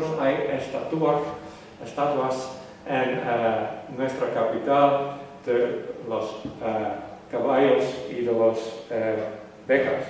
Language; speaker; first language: Spanish; non-native, learner; Western Frisian